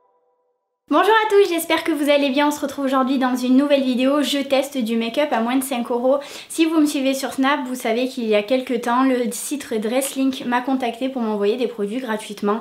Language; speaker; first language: French; native; French